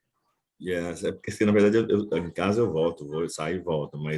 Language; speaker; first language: Portuguese; native; Portuguese